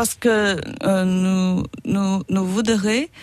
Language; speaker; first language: French; non-native, learner; Chinese